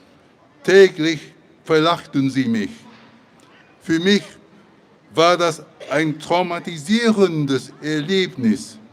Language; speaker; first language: German; non-native, fluent; English